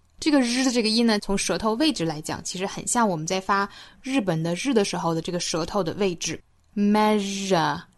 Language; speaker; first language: Chinese; native; Chinese